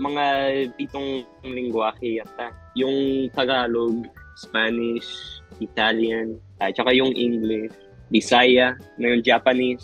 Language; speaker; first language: Filipino; non-native, fluent; Spanish